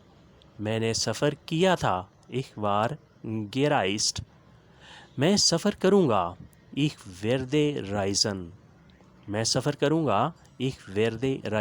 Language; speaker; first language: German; non-native, learner; Urdu